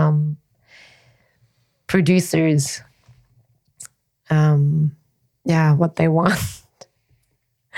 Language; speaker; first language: English; non-native, fluent; Korean